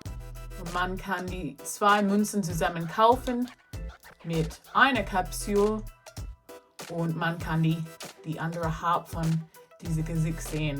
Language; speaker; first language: German; non-native, learner; English